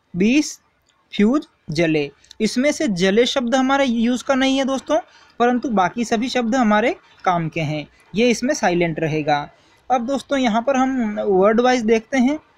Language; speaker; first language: Hindi; native; Hindi